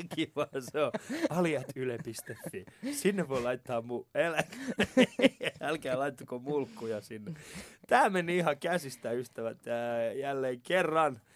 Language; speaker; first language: Finnish; early bilingual, other home language; Persian